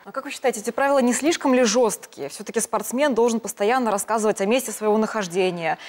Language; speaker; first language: Russian; native; Russian